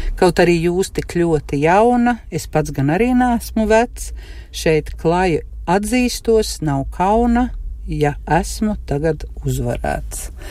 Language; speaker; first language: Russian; non-native, local second language; Latvian